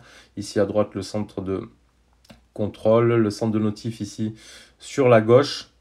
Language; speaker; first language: French; native; French